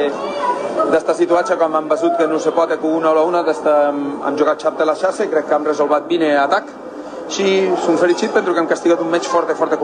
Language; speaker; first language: Romanian; non-native, learner; Catalan